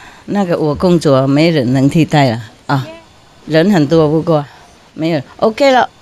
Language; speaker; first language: Chinese; non-native, fluent; Vietnamese